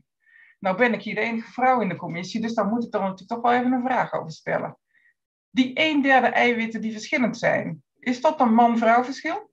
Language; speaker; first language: Dutch; native; Dutch